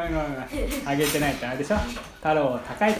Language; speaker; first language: Japanese; native; Japanese